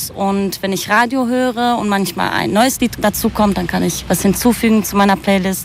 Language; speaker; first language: German; native; German